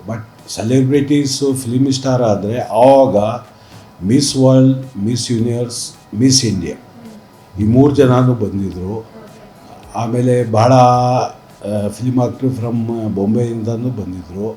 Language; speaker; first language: Kannada; non-native, local second language; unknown